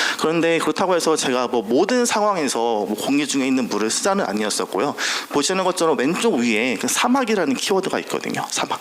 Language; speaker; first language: Korean; native; Korean